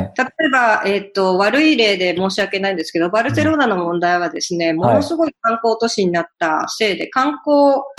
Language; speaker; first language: Japanese; native; Japanese